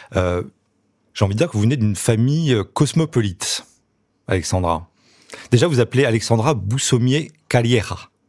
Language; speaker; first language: French; native; French